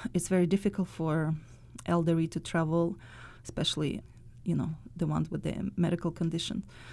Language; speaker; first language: English; non-native, fluent; Russian